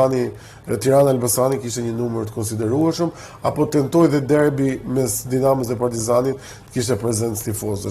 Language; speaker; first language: Albanian; native; Albanian